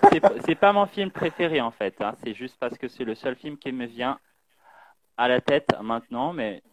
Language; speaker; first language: French; non-native, fluent; Portuguese